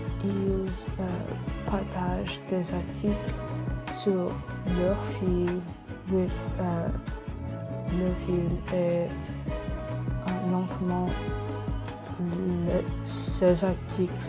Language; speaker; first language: French; non-native, learner; English